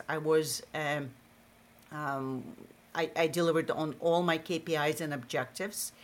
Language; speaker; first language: English; non-native, fluent; Russian